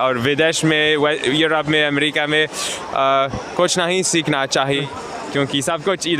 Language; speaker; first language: Hindi; non-native, learner; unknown